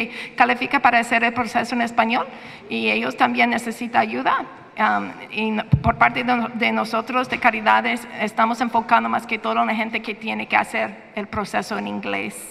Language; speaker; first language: Spanish; non-native, fluent; English